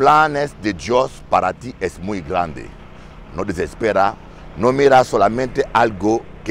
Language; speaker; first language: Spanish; non-native, learner; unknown